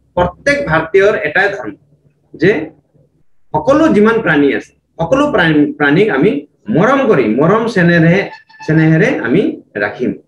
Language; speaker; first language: Hindi; non-native, local second language; Assamese